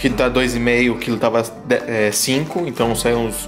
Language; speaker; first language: Portuguese; native; Portuguese